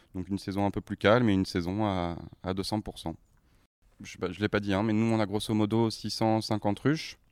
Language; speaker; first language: French; native; French